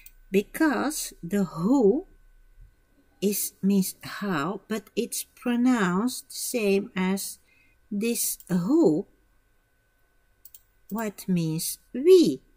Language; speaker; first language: English; non-native, fluent; Dutch